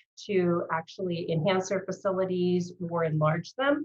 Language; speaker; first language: English; native; English